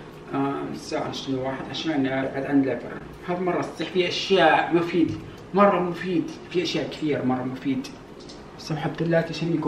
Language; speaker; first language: Arabic; non-native, learner; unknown